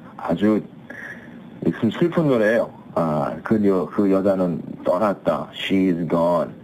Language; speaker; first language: Korean; early bilingual, heritage; Korean